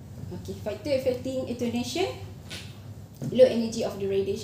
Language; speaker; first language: English; non-native, local second language; Malay